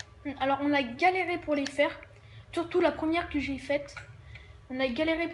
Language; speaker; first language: French; native; French